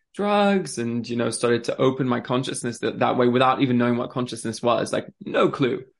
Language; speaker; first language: English; early bilingual, other home language; French